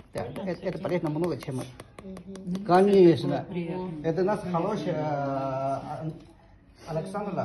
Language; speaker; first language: Russian; non-native, learner; Tajik